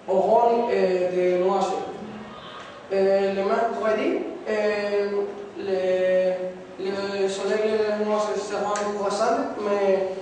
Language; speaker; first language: French; non-native, learner; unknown